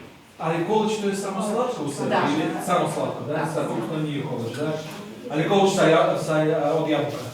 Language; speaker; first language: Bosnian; non-native, fluent; Russian